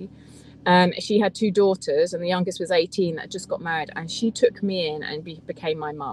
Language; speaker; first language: English; native; English